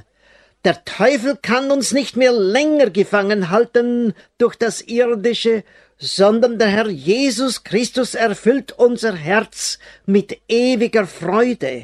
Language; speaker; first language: German; native; German